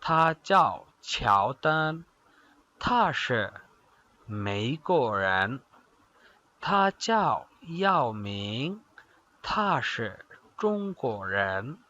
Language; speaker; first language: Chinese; non-native, fluent; Urdu